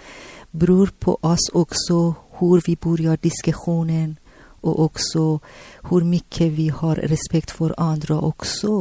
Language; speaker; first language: Swedish; non-native, learner; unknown